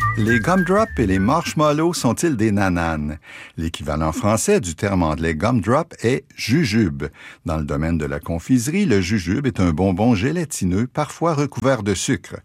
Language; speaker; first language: French; native; French